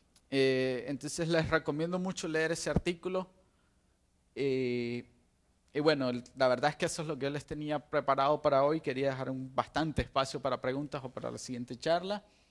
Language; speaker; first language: Spanish; native; Spanish